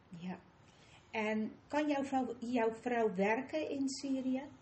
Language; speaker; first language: Dutch; native; Dutch